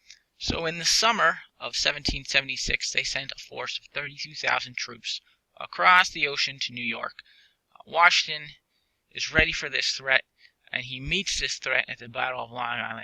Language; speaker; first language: English; native; English